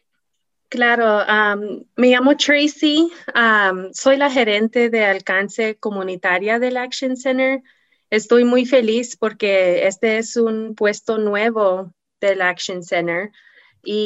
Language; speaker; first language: Spanish; non-native, learner; English